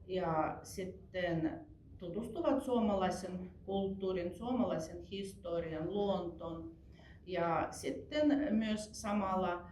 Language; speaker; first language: Finnish; non-native, fluent; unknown